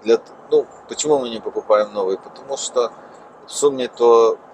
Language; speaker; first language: Russian; non-native, local second language; Ukrainian